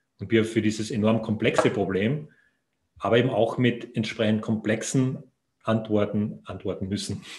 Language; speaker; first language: German; native; German